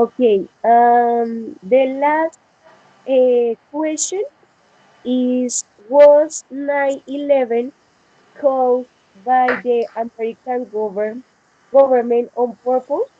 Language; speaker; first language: English; non-native, learner; Spanish